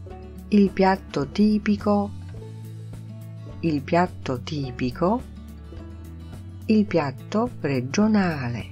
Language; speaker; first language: Italian; non-native, fluent; Polish